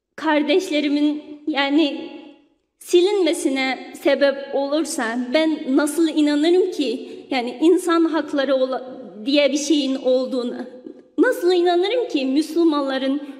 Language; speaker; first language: Turkish; non-native, fluent; Uyghur